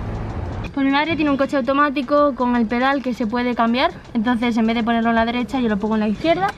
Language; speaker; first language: Spanish; native; Spanish